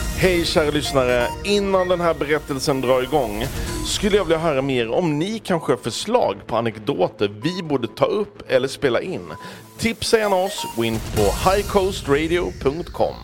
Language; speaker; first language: Swedish; native; Swedish